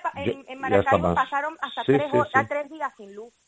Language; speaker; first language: Spanish; native; Spanish